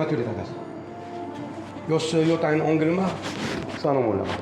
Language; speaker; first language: Finnish; non-native, learner; Turkish